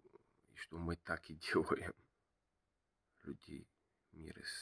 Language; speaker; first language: Russian; non-native, learner; Bulgarian